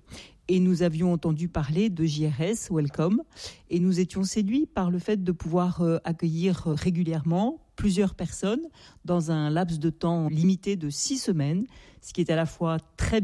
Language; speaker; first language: French; native; French